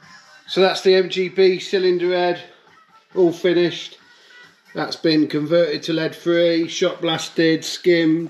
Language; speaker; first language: English; native; English